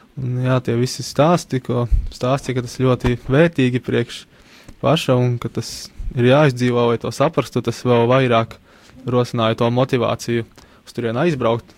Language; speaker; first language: Latvian; native; Latvian